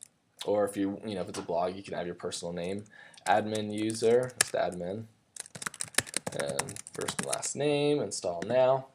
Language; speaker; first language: English; native; English